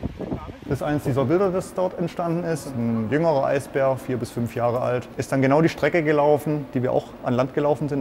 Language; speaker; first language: German; native; German